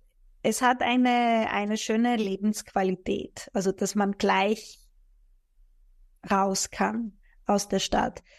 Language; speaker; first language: German; non-native, fluent; Greek